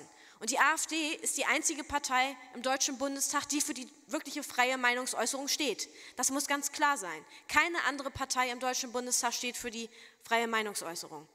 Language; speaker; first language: German; native; German